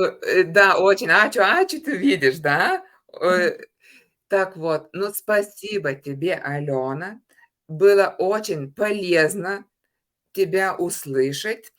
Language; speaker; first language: Russian; non-native, fluent; Lithuanian